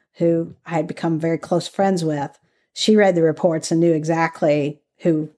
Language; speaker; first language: English; native; English